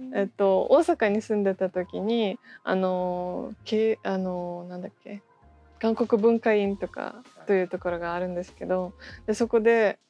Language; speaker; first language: Japanese; non-native, fluent; Russian